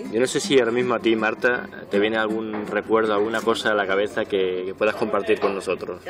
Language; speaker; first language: Spanish; native; Spanish